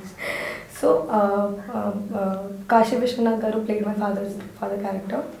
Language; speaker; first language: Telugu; non-native, learner; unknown